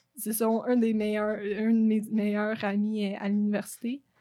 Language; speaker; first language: French; non-native, fluent; English